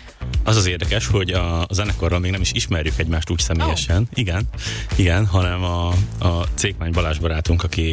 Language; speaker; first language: Hungarian; native; Hungarian